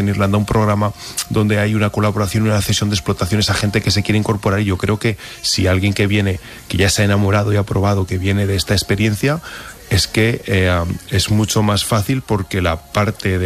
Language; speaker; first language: Spanish; native; Spanish